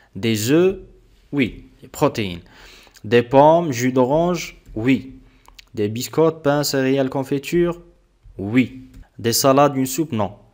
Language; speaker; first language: French; non-native, local second language; Arabic